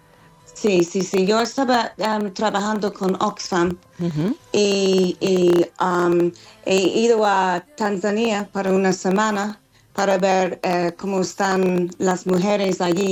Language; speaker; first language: Spanish; non-native, fluent; English